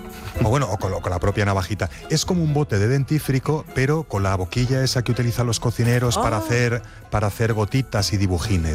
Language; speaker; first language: Spanish; native; Spanish